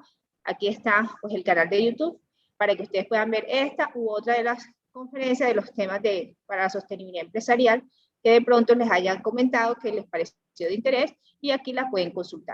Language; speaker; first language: Spanish; native; Spanish